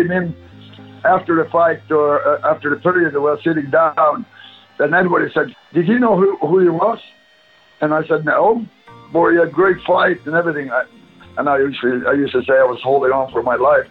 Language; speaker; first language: English; non-native, fluent; Swedish